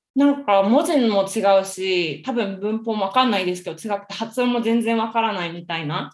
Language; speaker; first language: Japanese; native; Japanese